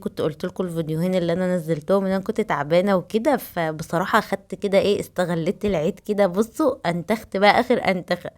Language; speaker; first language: Arabic; native; Arabic